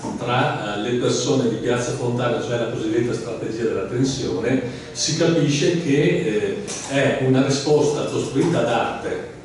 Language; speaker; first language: Italian; native; Italian